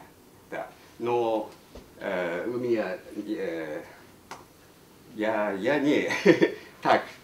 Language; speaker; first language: Russian; non-native, learner; Japanese